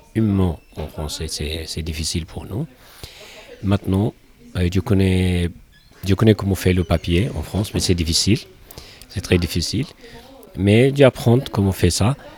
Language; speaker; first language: French; non-native, learner; Arabic